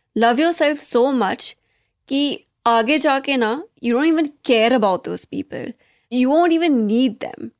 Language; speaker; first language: English; native; English